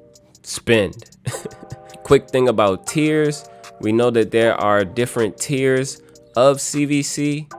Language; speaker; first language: English; native; English